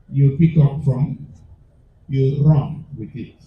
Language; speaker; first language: English; non-native, local second language; Igbo